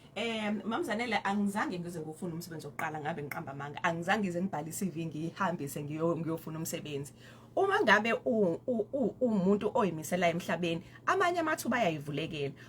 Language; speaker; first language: Zulu; native; Zulu